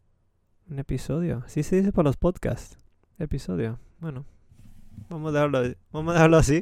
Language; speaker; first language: Spanish; non-native, fluent; English